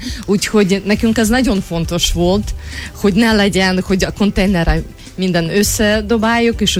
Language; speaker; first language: Hungarian; non-native, fluent; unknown